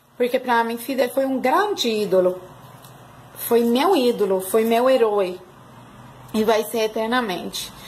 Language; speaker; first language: Portuguese; non-native, fluent; Spanish